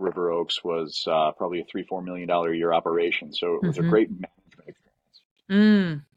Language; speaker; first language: English; native; English